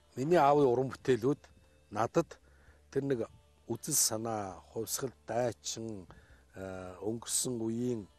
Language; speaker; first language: Mongolian; native; Mongolian